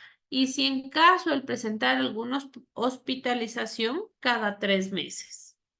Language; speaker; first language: Spanish; native; Spanish